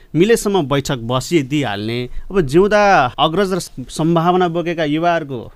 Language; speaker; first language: Nepali; native; Nepali